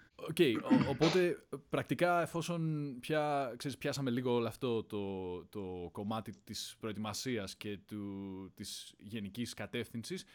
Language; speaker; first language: Greek; native; Greek